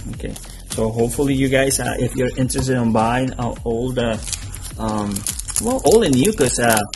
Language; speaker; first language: English; non-native, fluent; Spanish